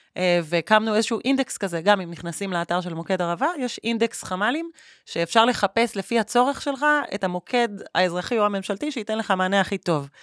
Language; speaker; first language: Hebrew; native; Hebrew